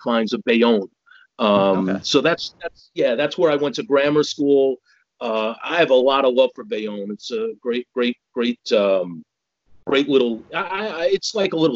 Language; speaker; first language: English; native; English